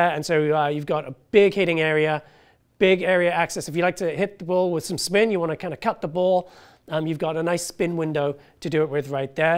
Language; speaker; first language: English; native; English